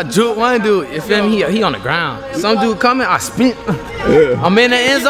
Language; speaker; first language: English; native; English